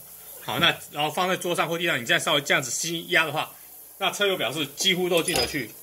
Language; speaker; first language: Chinese; native; Chinese